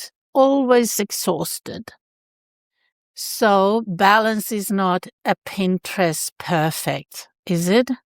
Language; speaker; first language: English; non-native, fluent; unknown